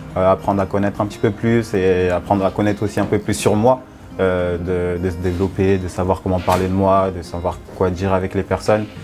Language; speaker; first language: French; native; French